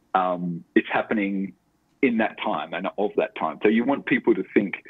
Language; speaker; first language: English; native; English